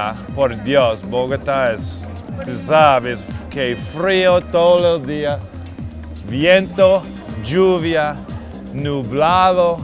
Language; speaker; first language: Spanish; non-native, fluent; English